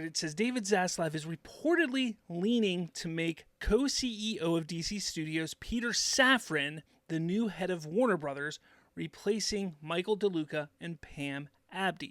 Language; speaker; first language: English; native; English